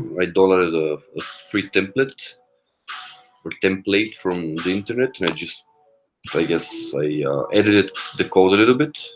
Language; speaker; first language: English; non-native, fluent; Korean